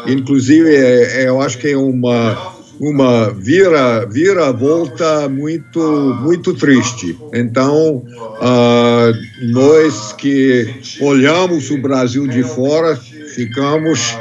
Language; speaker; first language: Portuguese; non-native, fluent; English